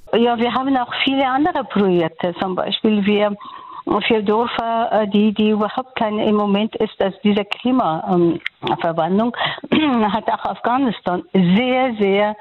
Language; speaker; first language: German; non-native, fluent; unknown